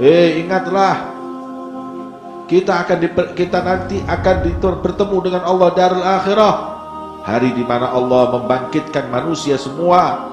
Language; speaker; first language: Indonesian; native; Indonesian